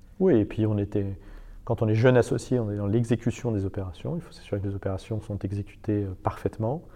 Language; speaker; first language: French; non-native, fluent; Persian